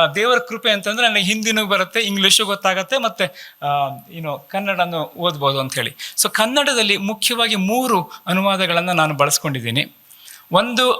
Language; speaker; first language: Kannada; native; Kannada